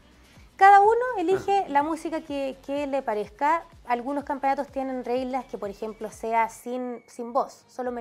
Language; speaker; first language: Spanish; native; Spanish